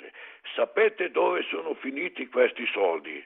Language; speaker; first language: Italian; non-native, learner; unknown